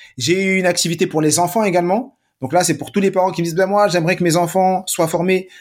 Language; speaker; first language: French; native; French